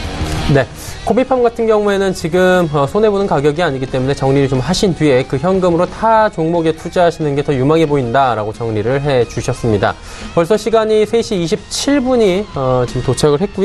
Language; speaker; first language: Korean; native; Korean